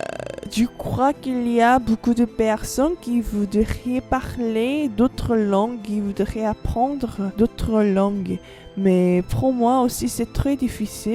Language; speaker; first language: French; non-native, learner; Korean